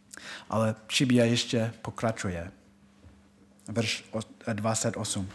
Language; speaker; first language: Czech; non-native, fluent; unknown